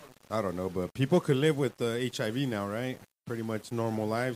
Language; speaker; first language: English; early bilingual, other home language; Spanish